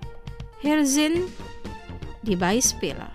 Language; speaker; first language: German; non-native, fluent; Indonesian